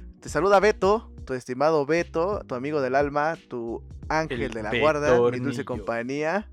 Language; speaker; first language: Spanish; native; Spanish